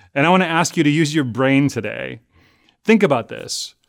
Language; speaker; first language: English; native; English